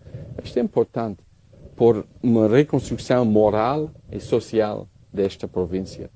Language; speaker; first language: Portuguese; non-native, learner; English